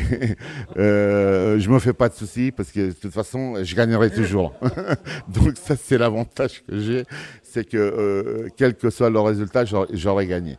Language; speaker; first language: French; early bilingual, other home language; Portuguese